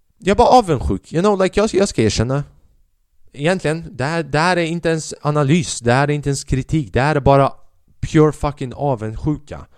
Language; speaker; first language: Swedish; early bilingual, other home language; Albanian